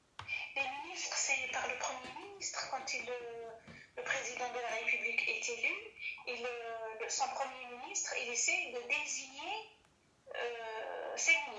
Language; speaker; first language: French; non-native, fluent; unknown